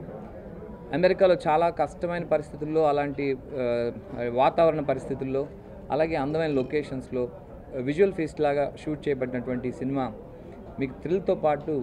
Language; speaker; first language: Telugu; native; Telugu